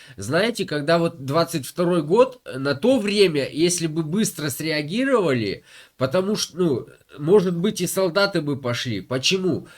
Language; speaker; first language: Russian; native; Russian